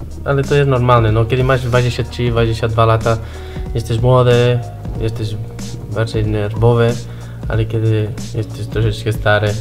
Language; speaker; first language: Polish; non-native, learner; Spanish